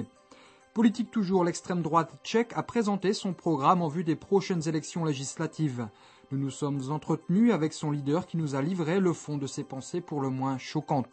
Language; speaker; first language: French; native; French